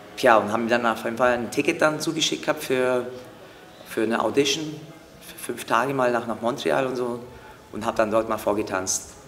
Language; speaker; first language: German; early bilingual, other home language; Turkish